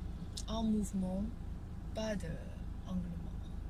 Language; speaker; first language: French; non-native, learner; Chinese